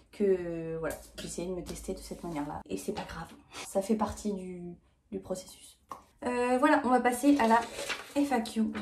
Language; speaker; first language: French; native; French